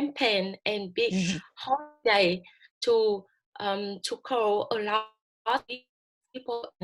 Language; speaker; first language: English; non-native, learner; Vietnamese